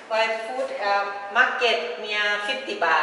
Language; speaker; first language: English; non-native, learner; Thai